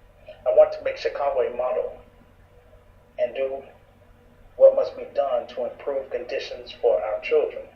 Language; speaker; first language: English; native; English